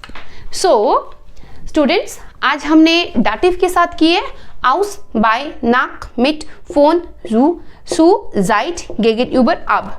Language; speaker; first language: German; non-native, learner; Hindi